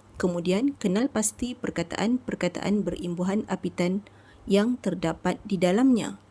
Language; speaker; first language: Malay; native; Malay